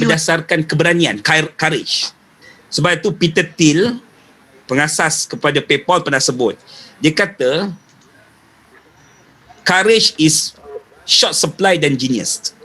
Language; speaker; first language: Malay; native; Malay